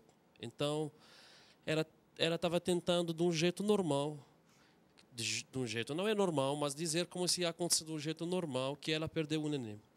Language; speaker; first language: Portuguese; non-native, fluent; Arabic